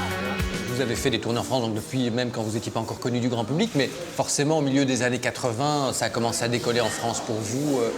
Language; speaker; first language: French; native; French